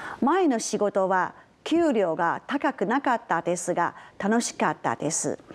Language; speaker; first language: Japanese; non-native, fluent; Chinese